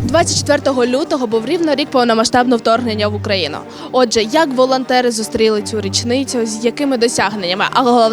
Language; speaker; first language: Ukrainian; native; Ukrainian